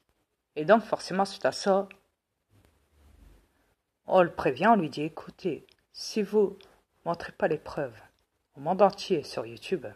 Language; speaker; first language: French; native; French